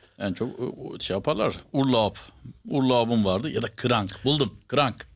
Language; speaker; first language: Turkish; native; Turkish